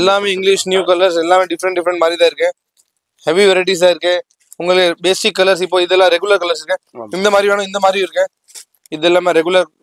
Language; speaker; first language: Tamil; non-native, local second language; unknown